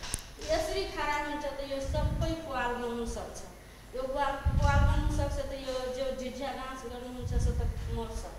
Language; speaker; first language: Nepali; non-native, local second language; Maithili